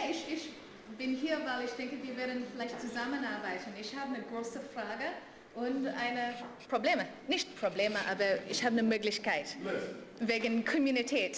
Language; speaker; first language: German; non-native, learner; English